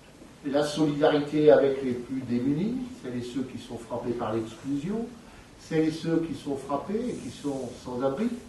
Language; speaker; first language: French; native; French